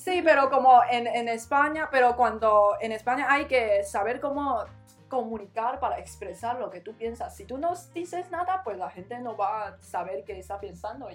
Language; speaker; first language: Spanish; non-native, learner; Chinese